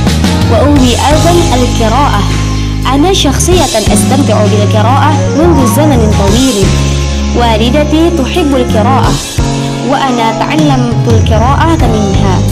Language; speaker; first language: Arabic; non-native, learner; Indonesian